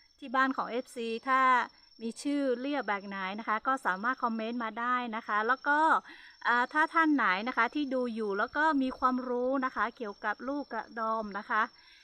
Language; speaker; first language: Thai; non-native, local second language; Hmong